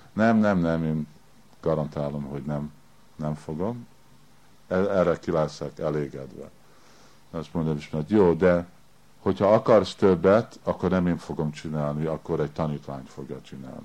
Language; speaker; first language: Hungarian; early bilingual, heritage; Hungarian